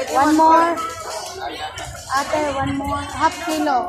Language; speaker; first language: English; non-native, local second language; Cebuano